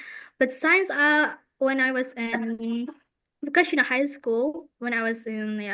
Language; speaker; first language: English; non-native, fluent; Indonesian